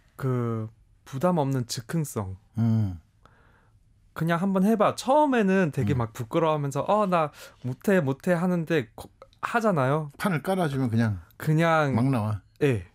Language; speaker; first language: Korean; early bilingual, heritage; German